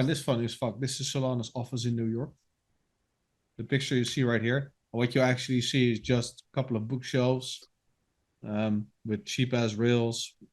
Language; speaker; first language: English; non-native, fluent; Dutch